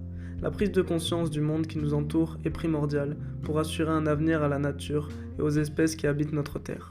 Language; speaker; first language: French; native; French